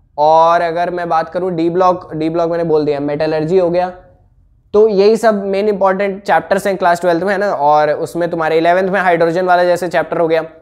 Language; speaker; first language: Hindi; native; Hindi